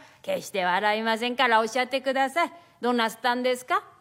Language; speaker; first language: Japanese; native; Japanese